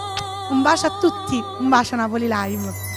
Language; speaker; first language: Italian; native; Italian